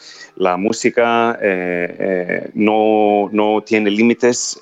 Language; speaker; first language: Spanish; non-native, fluent; Greek